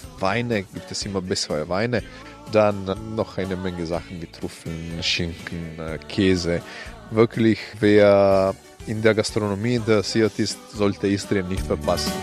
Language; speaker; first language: German; non-native, fluent; Croatian